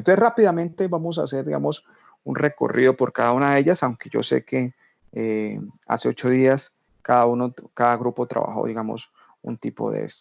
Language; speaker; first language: Spanish; native; Spanish